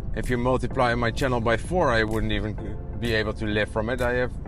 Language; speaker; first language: English; non-native, fluent; Dutch